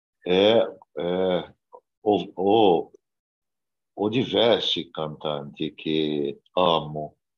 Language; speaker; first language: Italian; non-native, learner; Portuguese